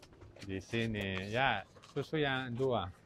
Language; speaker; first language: Indonesian; non-native, learner; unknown